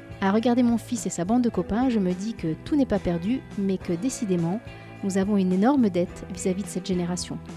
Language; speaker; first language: French; native; French